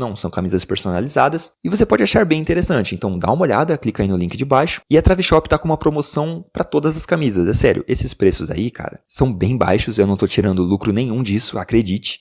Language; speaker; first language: Portuguese; native; Portuguese